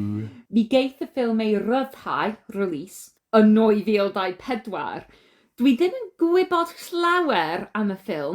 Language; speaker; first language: Welsh; non-native, learner; English